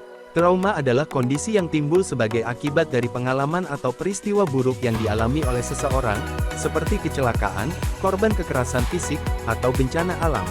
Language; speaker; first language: Indonesian; native; Indonesian